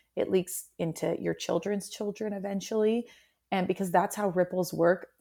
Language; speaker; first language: English; native; English